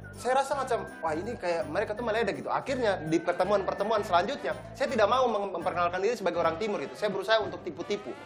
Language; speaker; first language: Indonesian; native; Indonesian